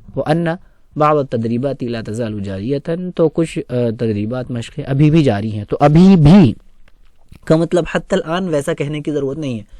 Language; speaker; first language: Urdu; native; Urdu